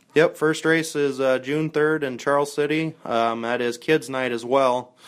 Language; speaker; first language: English; native; English